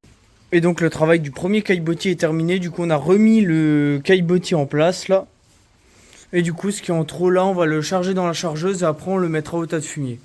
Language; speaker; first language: French; native; French